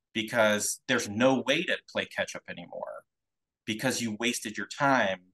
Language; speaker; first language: English; native; English